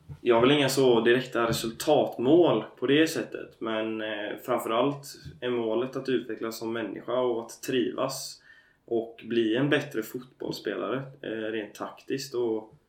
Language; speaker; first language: Swedish; native; Swedish